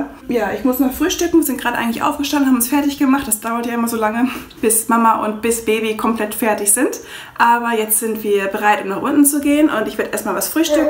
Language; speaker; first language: German; native; German